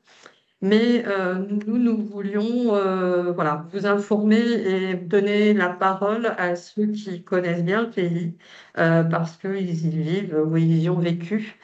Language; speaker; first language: French; native; French